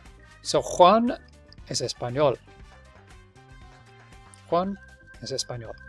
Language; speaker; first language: Spanish; non-native, fluent; English